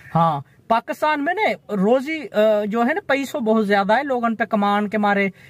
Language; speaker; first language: Hindi; native; Hindi